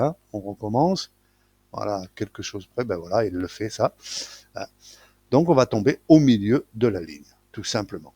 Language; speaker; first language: French; native; French